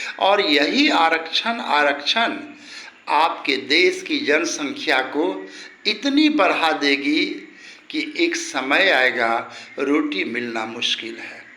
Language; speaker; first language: Hindi; native; Hindi